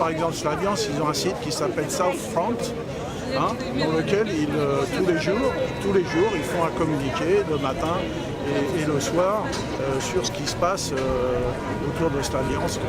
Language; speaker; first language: French; native; French